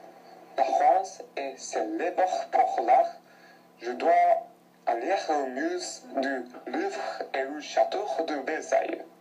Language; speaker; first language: French; non-native, learner; Japanese